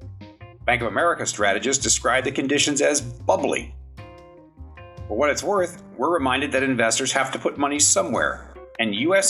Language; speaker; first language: English; native; English